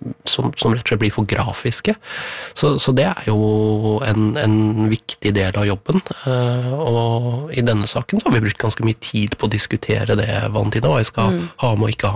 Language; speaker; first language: Norwegian; native; Norwegian